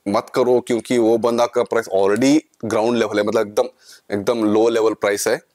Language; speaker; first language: Hindi; non-native, local second language; Kannada